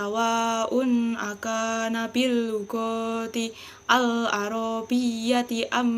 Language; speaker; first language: Arabic; non-native, learner; Indonesian